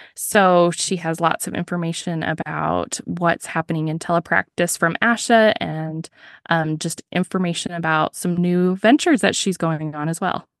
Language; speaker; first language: English; native; English